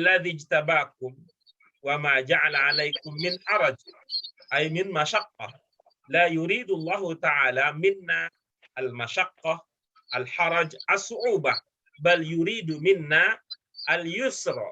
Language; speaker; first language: Arabic; non-native, fluent; Indonesian